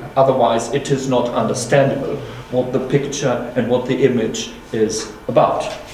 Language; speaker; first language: English; non-native, fluent; German